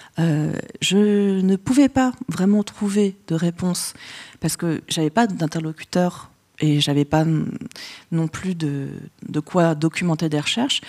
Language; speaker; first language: French; early bilingual, other home language; Vietnamese